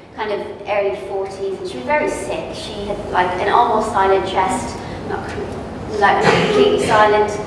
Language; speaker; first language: English; native; English